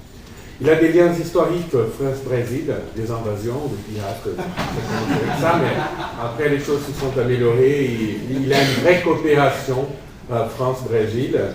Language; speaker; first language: French; non-native, fluent; Portuguese